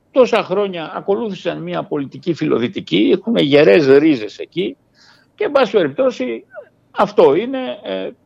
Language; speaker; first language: Greek; early bilingual, heritage; Greek